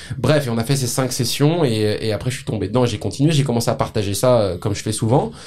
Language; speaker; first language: French; native; French